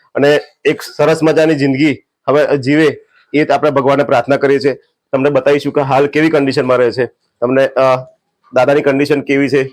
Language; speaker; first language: Gujarati; native; Gujarati